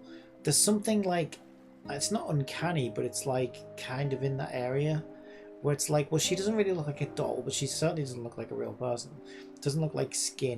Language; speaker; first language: English; native; English